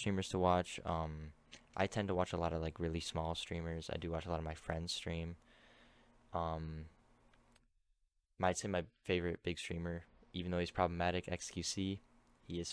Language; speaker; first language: English; native; English